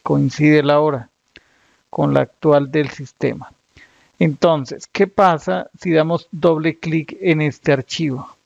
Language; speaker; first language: Spanish; native; Spanish